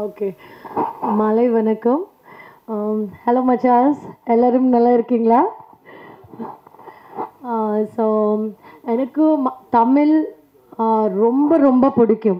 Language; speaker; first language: Tamil; non-native, learner; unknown